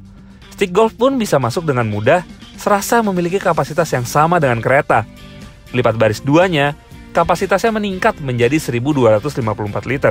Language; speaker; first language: Indonesian; native; Indonesian